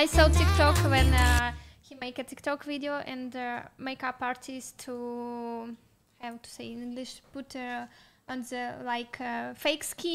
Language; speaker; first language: English; non-native, learner; Russian